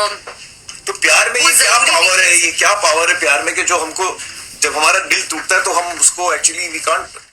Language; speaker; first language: Hindi; native; Hindi